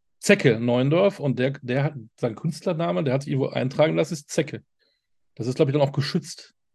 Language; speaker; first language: German; native; German